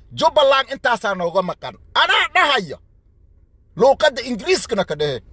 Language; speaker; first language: Somali; non-native, local second language; Swahili